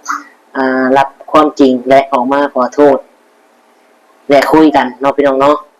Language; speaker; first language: Thai; non-native, local second language; Northeastern Thai